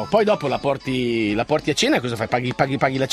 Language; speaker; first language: Italian; native; Italian